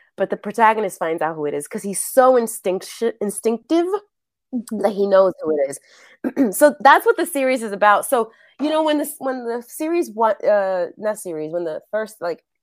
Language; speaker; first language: English; early bilingual, other home language; Spanish